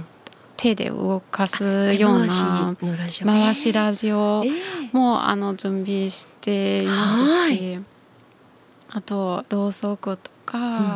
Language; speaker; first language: Japanese; non-native, fluent; German